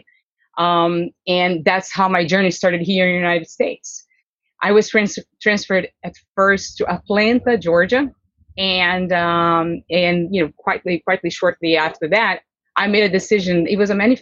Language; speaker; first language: English; non-native, fluent; Portuguese